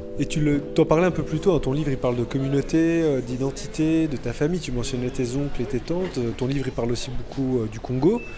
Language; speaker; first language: French; native; French